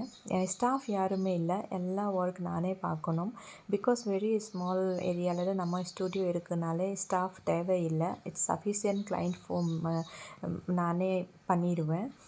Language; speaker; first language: Tamil; non-native, fluent; Assamese